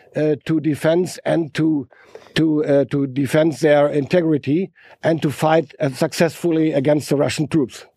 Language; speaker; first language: English; non-native, fluent; German